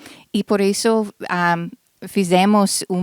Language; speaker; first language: Portuguese; non-native, fluent; English